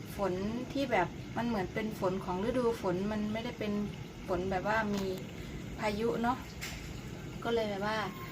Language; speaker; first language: Thai; native; Thai